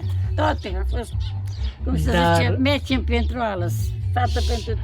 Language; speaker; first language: Romanian; non-native, local second language; German